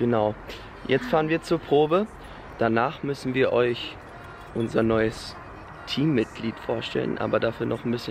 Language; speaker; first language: German; native; German